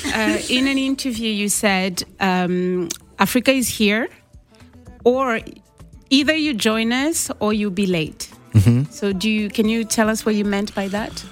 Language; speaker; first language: English; non-native, fluent; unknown